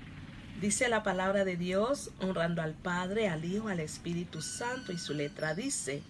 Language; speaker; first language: Spanish; non-native, local second language; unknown